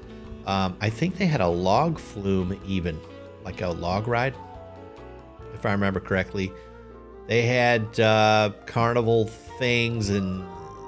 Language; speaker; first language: English; native; English